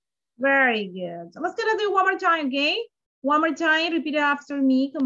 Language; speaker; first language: English; non-native, fluent; Spanish